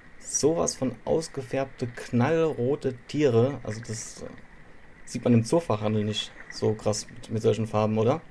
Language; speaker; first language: German; native; German